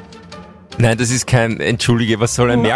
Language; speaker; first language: German; native; German